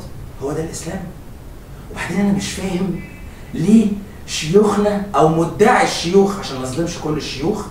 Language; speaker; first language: Arabic; native; Arabic